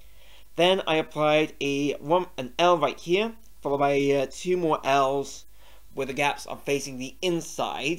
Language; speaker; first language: English; native; English